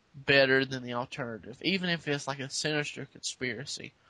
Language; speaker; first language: English; native; English